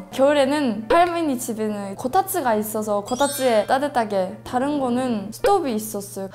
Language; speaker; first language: Korean; non-native, learner; Japanese